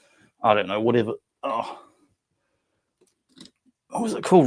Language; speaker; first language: English; native; English